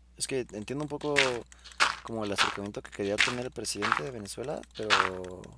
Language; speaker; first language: Spanish; native; Spanish